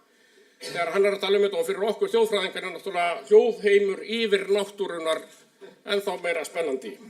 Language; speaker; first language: Icelandic; native; Icelandic